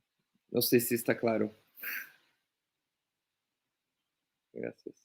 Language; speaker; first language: Spanish; non-native, fluent; Portuguese